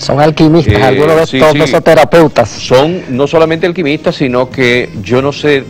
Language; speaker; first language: Spanish; native; Spanish